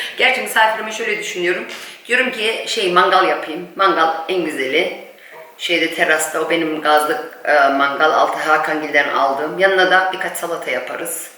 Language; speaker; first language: Turkish; early bilingual, heritage; Turkish